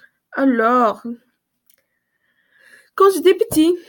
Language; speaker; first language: French; non-native, learner; English